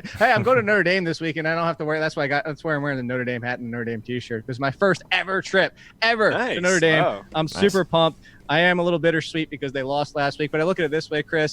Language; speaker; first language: English; native; English